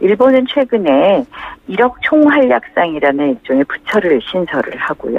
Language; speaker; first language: Korean; native; Korean